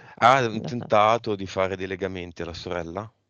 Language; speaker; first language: Italian; native; Italian